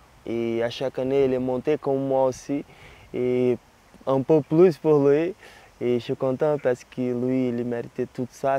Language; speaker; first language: French; non-native, learner; Portuguese